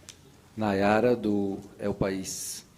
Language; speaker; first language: Portuguese; native; Portuguese